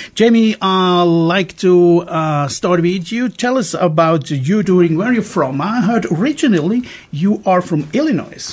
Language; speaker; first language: English; non-native, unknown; German